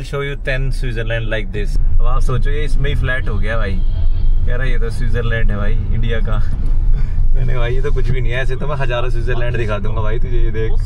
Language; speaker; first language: Hindi; native; Hindi